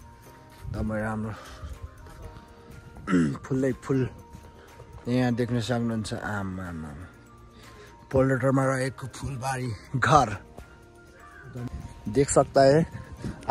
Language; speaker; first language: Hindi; non-native, learner; Nepali